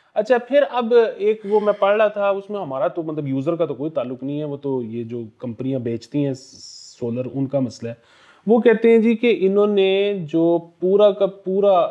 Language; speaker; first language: Urdu; native; Urdu